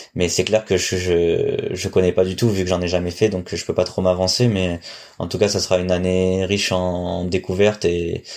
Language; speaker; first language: French; native; French